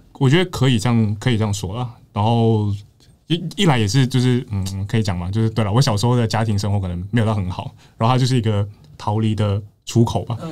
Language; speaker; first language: Chinese; native; Chinese